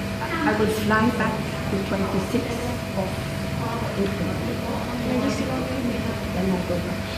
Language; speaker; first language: English; non-native, fluent; French